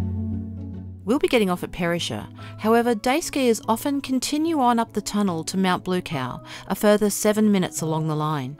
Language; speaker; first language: English; native; English